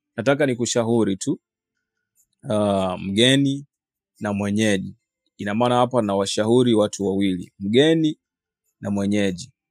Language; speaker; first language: Swahili; native; Swahili